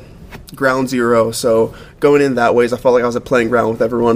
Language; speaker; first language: English; native; English